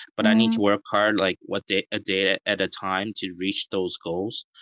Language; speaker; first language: English; native; English